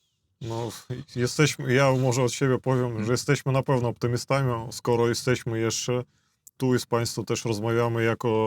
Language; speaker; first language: Polish; non-native, fluent; Belarusian